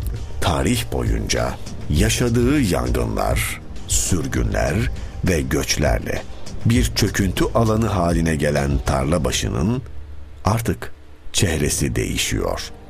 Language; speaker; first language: Turkish; native; Turkish